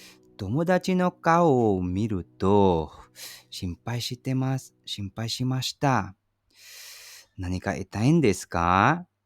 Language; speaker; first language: Japanese; non-native, fluent; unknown